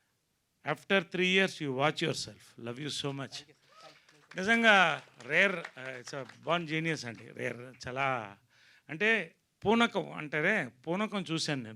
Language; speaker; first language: Telugu; native; Telugu